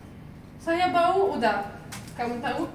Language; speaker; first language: Indonesian; non-native, learner; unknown